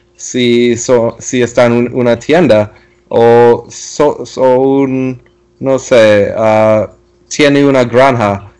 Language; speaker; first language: Spanish; non-native, learner; English